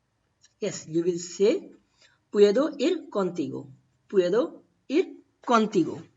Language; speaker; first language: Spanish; non-native, fluent; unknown